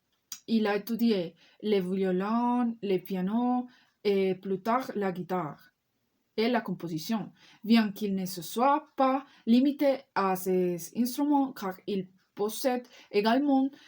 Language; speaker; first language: French; non-native, learner; Spanish